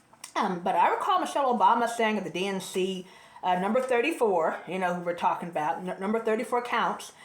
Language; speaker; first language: English; native; English